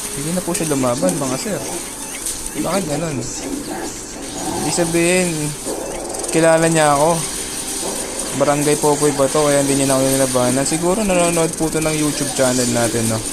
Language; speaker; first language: Filipino; native; Filipino